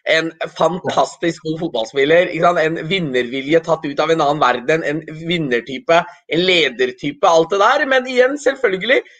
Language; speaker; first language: Norwegian; early bilingual, other home language; Urdu